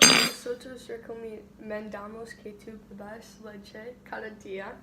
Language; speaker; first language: Spanish; non-native, learner; English